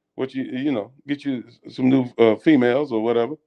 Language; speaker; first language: English; native; English